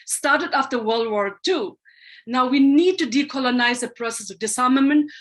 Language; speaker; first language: English; non-native, local second language; Manipuri